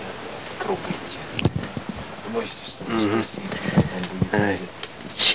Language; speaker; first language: Russian; non-native, fluent; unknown